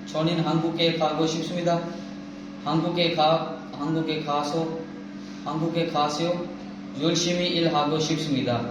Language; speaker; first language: Korean; non-native, learner; Urdu